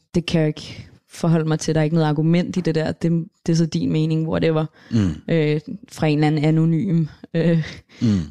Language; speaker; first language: Danish; native; Danish